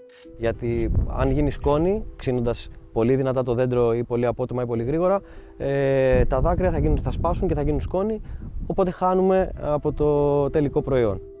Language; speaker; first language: Greek; native; Greek